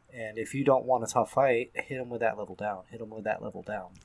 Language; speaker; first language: English; native; English